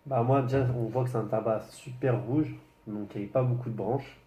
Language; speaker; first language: French; native; French